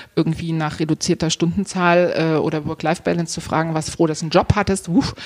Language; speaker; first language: German; native; German